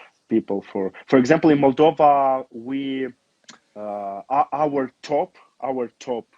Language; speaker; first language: English; non-native, learner; Romanian